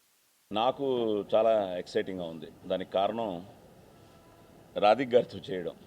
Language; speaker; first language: Telugu; native; Telugu